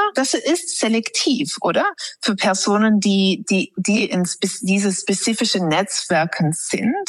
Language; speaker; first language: German; non-native, fluent; English